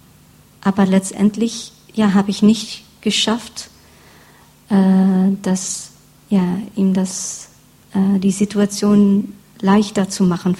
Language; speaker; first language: German; non-native, fluent; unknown